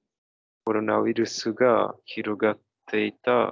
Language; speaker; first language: Japanese; non-native, learner; Czech